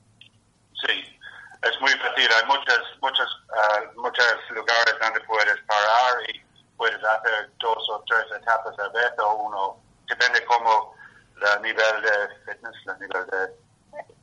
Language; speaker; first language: Spanish; non-native, learner; English